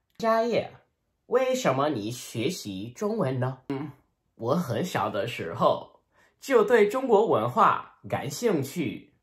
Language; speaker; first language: Chinese; non-native, learner; English